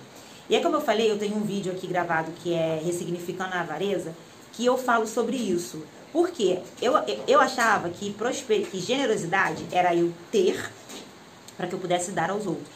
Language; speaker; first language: Portuguese; native; Portuguese